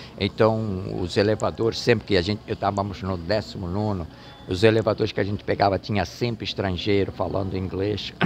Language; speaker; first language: Portuguese; native; Portuguese